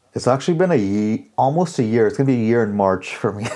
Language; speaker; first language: English; early bilingual, other home language; Hindi